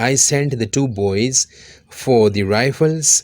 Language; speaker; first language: English; non-native, local second language; Urdu